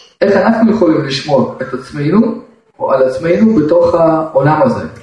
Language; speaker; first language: Hebrew; non-native, fluent; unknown